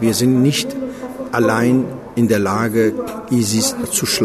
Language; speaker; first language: German; non-native, fluent; Kurdish